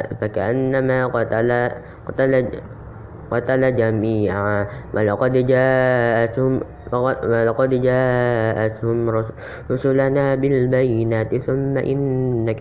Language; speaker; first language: Arabic; non-native, learner; Indonesian